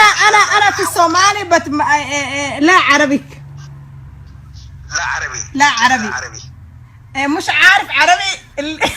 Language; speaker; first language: Arabic; non-native, learner; Somali